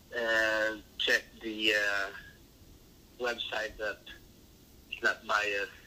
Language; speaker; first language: English; non-native, local second language; Filipino